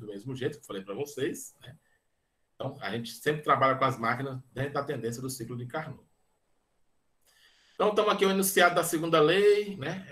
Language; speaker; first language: Portuguese; native; Portuguese